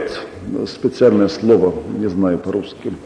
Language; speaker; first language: Russian; non-native, local second language; Estonian